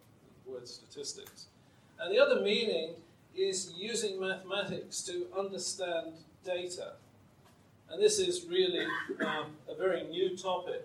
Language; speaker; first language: English; native; English